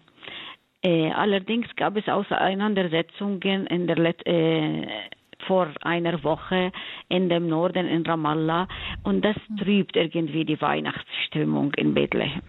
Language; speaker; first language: German; non-native, fluent; Arabic